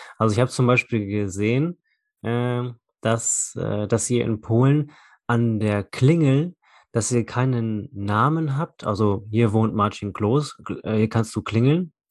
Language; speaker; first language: German; native; German